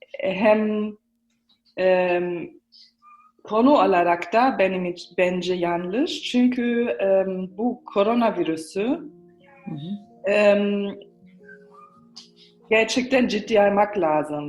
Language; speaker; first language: Turkish; early bilingual, heritage; Turkish